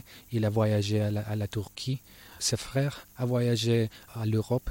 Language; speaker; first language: French; non-native, learner; Spanish